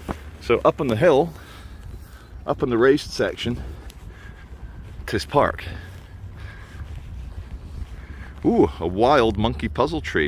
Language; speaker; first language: English; native; English